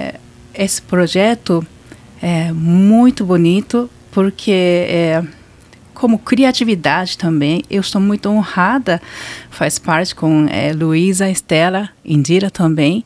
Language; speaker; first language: Portuguese; non-native, learner; Japanese